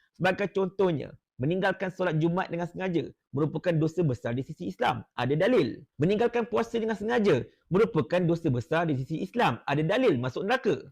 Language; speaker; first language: Malay; native; Malay